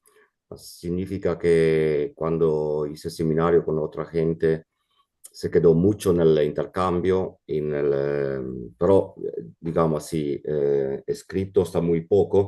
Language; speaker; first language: Spanish; non-native, fluent; Italian